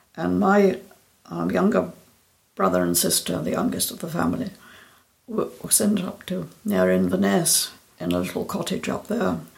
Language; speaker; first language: English; native; English